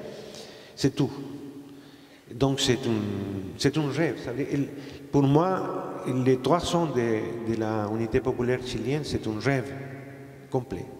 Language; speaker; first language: French; non-native, fluent; Spanish